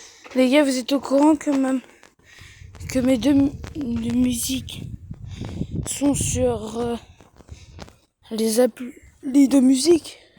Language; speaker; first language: French; early bilingual, other home language; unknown